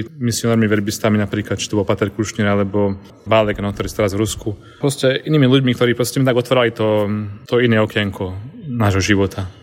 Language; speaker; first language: Slovak; native; Slovak